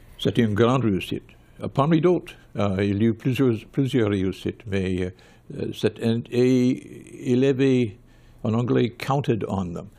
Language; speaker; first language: French; non-native, fluent; English